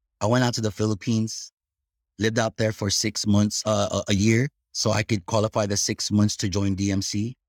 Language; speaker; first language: English; early bilingual, other home language; Filipino